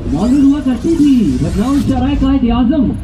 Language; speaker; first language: Hindi; native; Hindi